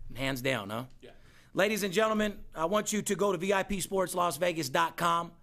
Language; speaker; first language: English; native; English